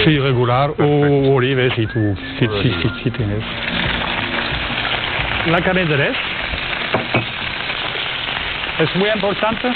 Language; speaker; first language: Spanish; non-native, learner; French